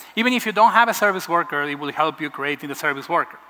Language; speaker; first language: English; non-native, fluent; Spanish